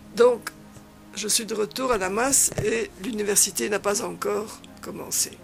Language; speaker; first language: French; non-native, fluent; Dutch